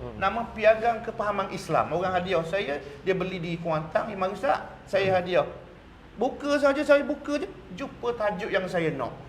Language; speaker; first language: Malay; native; Malay